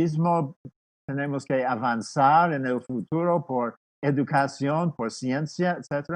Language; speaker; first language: Spanish; non-native, fluent; English